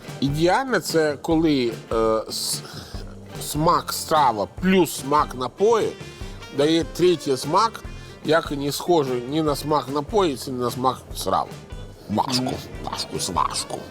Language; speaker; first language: Ukrainian; non-native, fluent; Italian